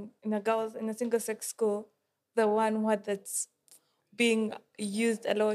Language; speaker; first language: English; non-native, local second language; Ganda